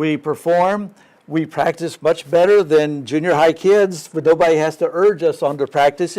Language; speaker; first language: English; native; English